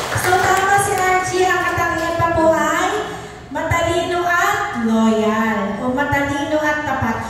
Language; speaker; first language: Filipino; native; Filipino